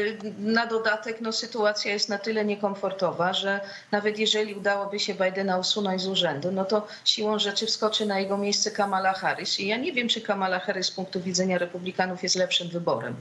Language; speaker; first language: Polish; native; Polish